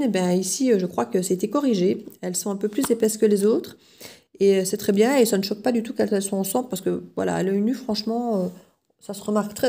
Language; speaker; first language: French; native; French